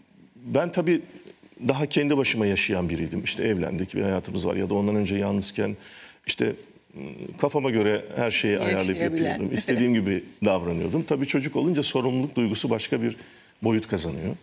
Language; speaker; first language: Turkish; native; Turkish